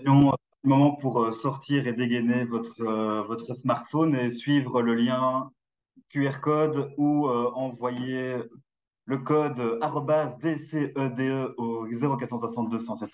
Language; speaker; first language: French; native; French